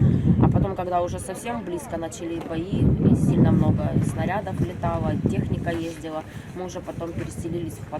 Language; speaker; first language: Russian; native; Russian